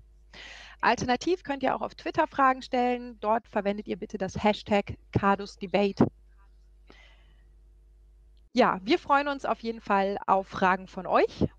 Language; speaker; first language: German; native; German